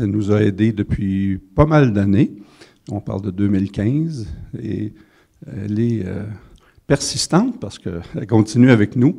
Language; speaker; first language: French; native; French